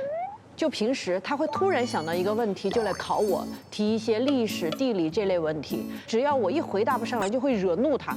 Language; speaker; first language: Chinese; native; Chinese